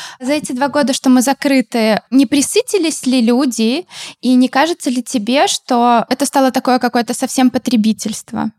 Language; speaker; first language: Russian; native; Russian